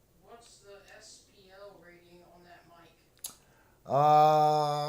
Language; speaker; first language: English; native; English